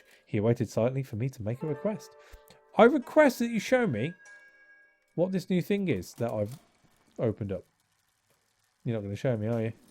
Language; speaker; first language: English; native; English